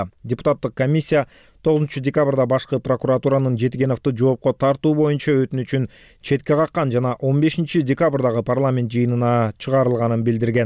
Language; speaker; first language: Kyrgyz; native; Kyrgyz